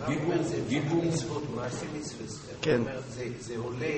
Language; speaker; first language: Hebrew; non-native, fluent; English